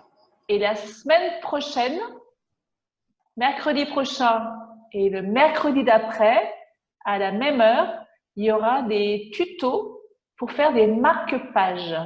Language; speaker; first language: French; native; French